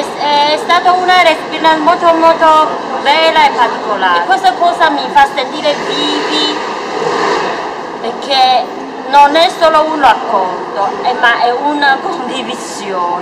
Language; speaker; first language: Italian; non-native, fluent; Chinese